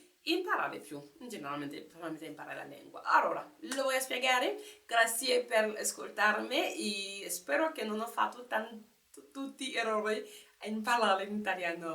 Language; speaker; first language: Italian; non-native, learner; French